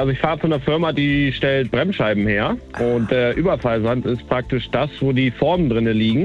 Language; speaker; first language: German; native; German